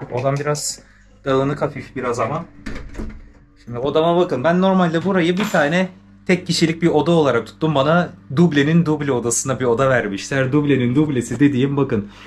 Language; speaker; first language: Turkish; native; Turkish